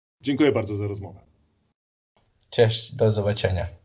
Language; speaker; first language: Polish; non-native, learner; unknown